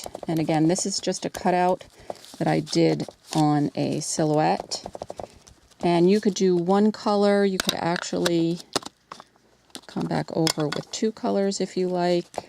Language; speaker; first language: English; native; English